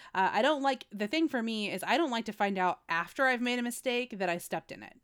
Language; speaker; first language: English; early bilingual, other home language; Spanish